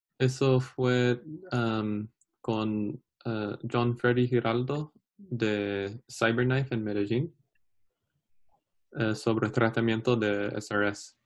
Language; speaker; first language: Spanish; non-native, learner; English